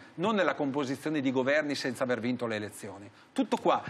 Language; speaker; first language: Italian; native; Italian